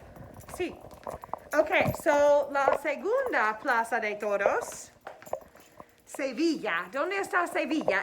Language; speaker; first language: Spanish; non-native, fluent; English